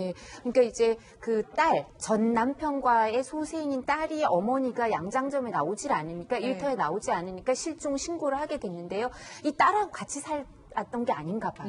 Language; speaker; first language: Korean; native; Korean